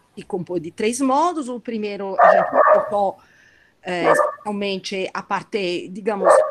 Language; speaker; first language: Portuguese; non-native, fluent; Italian